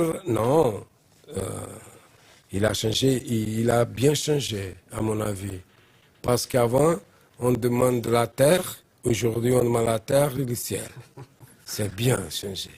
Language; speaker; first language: French; non-native, learner; Portuguese